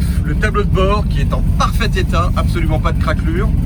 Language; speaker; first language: French; native; French